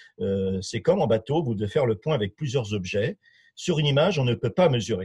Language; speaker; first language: French; native; French